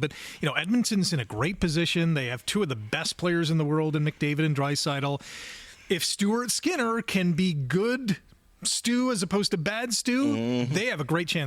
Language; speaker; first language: English; native; English